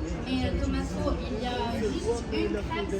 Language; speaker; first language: French; non-native, local second language; Arabic